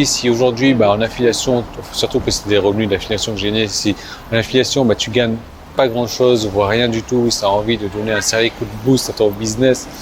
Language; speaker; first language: French; native; French